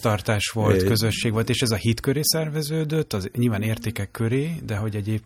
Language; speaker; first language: Hungarian; native; Hungarian